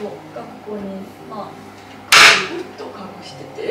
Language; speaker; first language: Japanese; non-native, fluent; Chinese